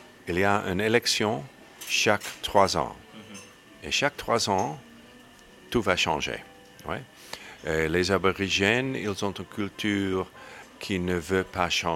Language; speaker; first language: French; non-native, learner; English